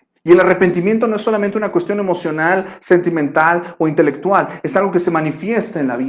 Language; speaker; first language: Spanish; native; Spanish